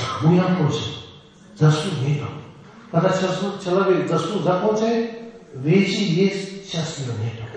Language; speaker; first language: Russian; non-native, learner; Tibetan